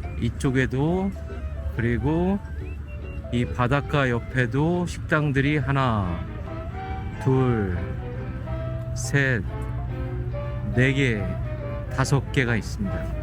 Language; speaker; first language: Korean; native; Korean